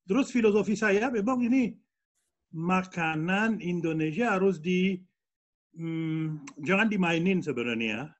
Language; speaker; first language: Indonesian; non-native, fluent; French